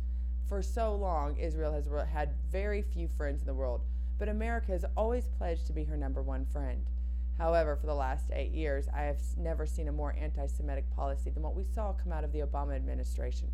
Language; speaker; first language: English; native; English